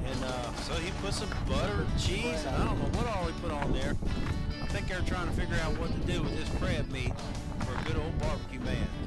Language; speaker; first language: English; native; English